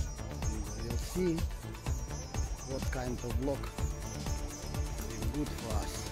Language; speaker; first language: English; non-native, learner; Italian